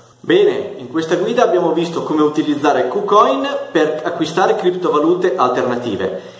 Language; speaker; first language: Italian; native; Italian